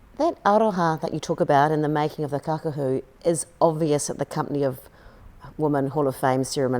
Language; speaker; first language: English; native; English